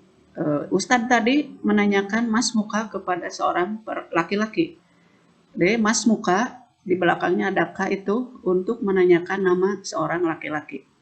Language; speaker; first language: Indonesian; native; Indonesian